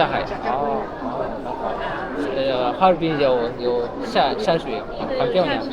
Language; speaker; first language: Chinese; non-native, learner; Amharic